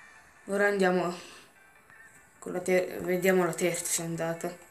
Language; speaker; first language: Italian; native; Italian